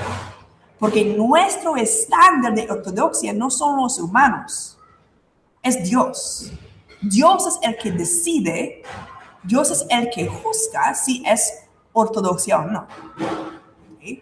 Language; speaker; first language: Spanish; non-native, fluent; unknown